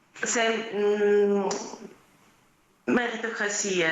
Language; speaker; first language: French; non-native, fluent; Croatian